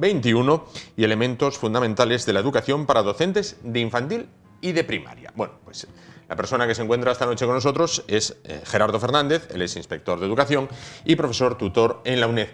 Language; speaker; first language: Spanish; native; Spanish